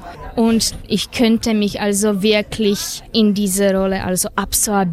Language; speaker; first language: German; non-native, fluent; Slovak